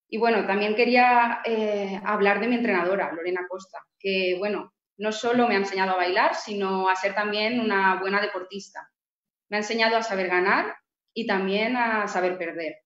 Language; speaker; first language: Spanish; native; Spanish